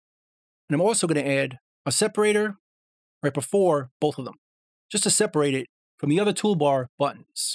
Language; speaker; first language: English; native; English